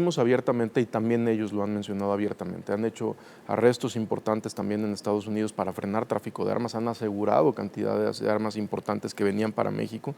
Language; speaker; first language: Spanish; native; Spanish